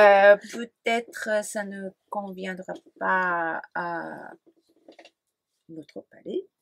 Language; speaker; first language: French; non-native, fluent; Japanese